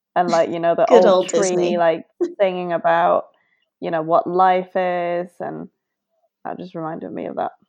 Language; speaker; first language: English; non-native, local second language; Cantonese